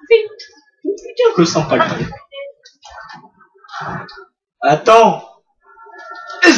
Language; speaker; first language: French; native; French